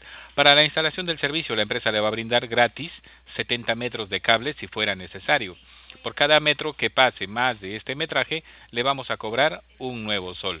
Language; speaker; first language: Spanish; native; Spanish